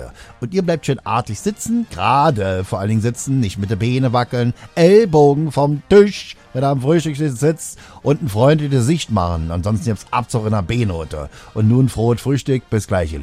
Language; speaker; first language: German; native; German